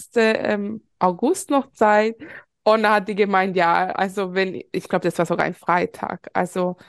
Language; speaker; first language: German; early bilingual, other home language; Spanish